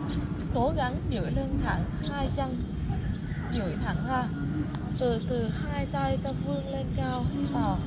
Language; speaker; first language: Vietnamese; native; Vietnamese